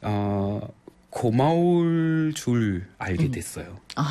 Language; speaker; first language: Korean; non-native, fluent; Arabic